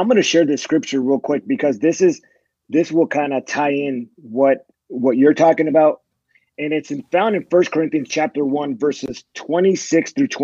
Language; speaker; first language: English; native; English